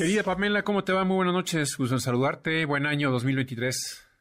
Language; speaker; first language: Spanish; native; Spanish